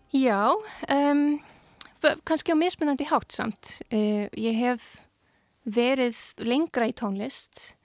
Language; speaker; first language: Icelandic; non-native, fluent; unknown